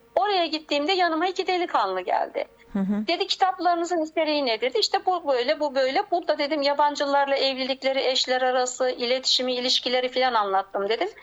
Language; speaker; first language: Turkish; native; Turkish